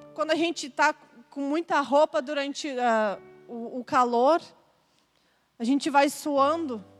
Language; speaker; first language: Portuguese; native; Portuguese